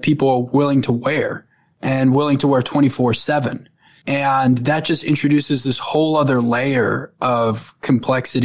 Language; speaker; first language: English; native; English